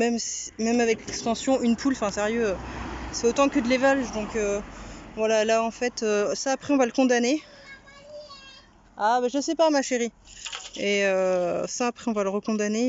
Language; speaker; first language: French; native; French